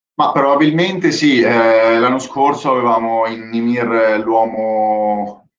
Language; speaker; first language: Italian; native; Italian